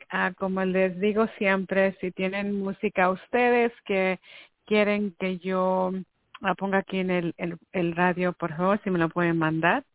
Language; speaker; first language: Spanish; early bilingual, heritage; Spanish